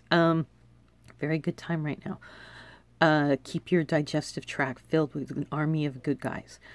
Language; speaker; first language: English; native; English